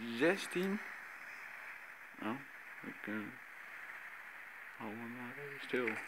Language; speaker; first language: Dutch; native; Dutch